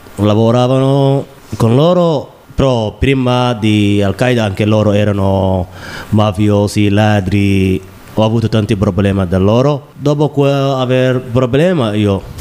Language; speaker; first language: Italian; non-native, learner; Somali